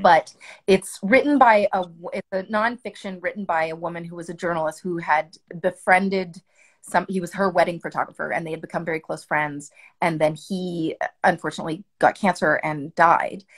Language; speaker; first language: English; early bilingual, other home language; French